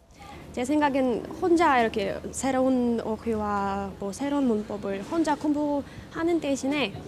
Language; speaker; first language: Korean; non-native, fluent; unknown